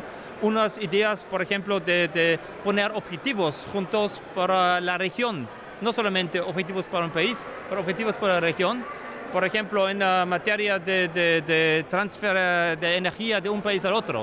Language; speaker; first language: Spanish; non-native, fluent; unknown